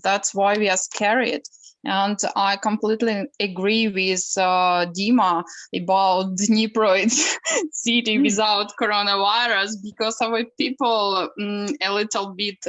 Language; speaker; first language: English; non-native, learner; Ukrainian